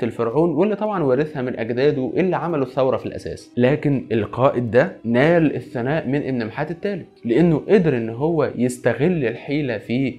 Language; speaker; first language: Arabic; native; Arabic